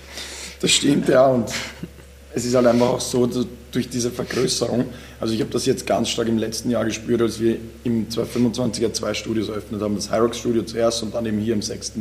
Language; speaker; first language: German; native; German